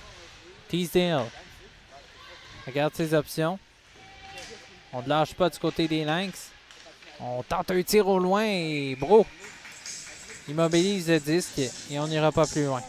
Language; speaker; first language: French; native; French